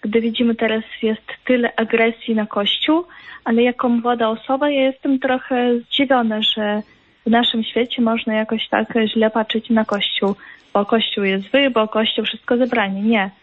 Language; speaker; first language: Polish; non-native, fluent; Ukrainian